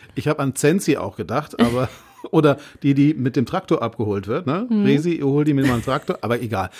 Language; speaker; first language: German; native; German